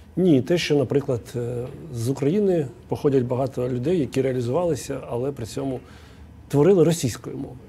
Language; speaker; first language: Ukrainian; native; Ukrainian